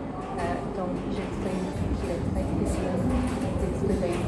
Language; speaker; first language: French; non-native, learner; English